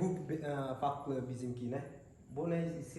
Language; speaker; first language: Turkish; non-native, learner; Indonesian